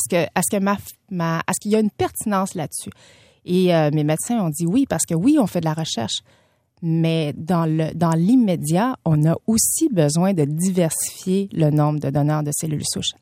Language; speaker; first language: French; early bilingual, other home language; Vietnamese